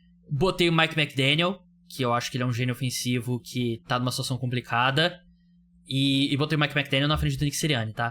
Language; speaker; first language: Portuguese; native; Portuguese